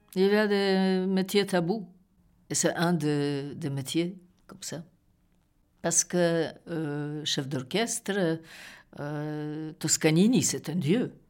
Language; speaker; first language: French; non-native, fluent; Polish